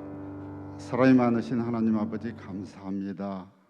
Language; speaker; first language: Korean; native; Korean